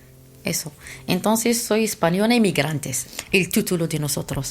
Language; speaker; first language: Spanish; non-native, learner; Arabic